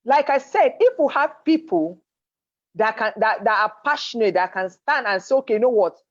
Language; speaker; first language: English; non-native, local second language; Yoruba